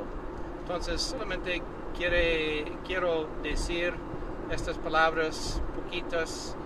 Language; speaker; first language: Spanish; non-native, learner; English